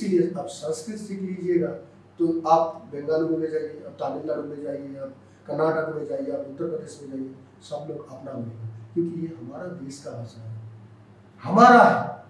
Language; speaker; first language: Hindi; non-native, local second language; Bangla